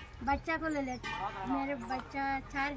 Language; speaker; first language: Hindi; non-native, learner; Rohingya